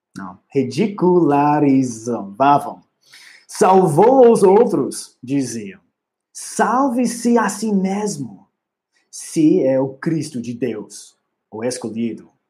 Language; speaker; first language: Portuguese; non-native, learner; English